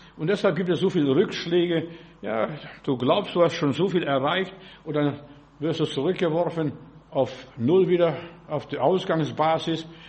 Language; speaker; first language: German; early bilingual, other home language; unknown